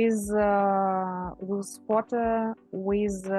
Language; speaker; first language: English; non-native, learner; Russian